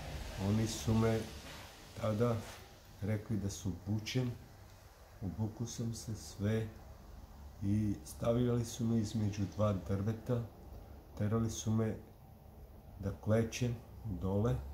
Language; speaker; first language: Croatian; non-native, local second language; Romany